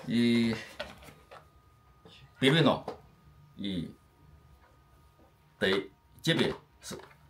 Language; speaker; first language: Russian; non-native, learner; Chinese